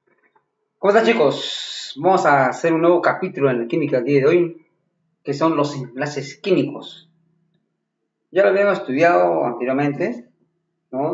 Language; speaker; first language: Spanish; native; Spanish